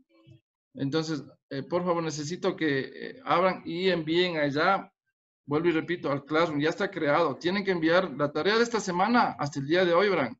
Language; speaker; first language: Spanish; native; Spanish